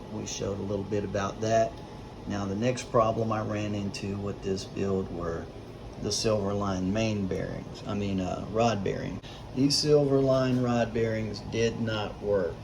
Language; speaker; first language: English; native; English